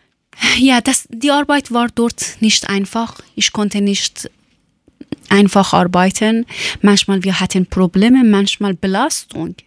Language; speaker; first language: German; non-native, learner; Persian